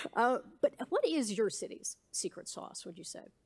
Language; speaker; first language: English; native; English